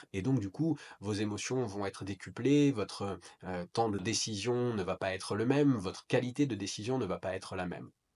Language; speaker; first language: French; native; French